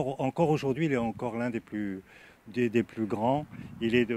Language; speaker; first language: French; native; French